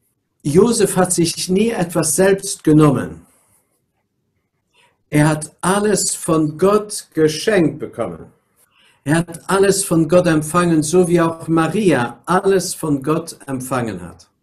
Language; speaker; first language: German; non-native, local second language; Luxembourgish